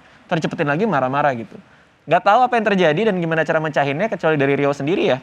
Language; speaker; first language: Indonesian; native; Indonesian